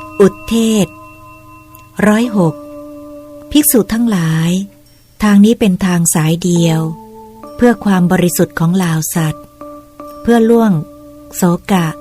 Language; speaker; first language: Thai; native; Thai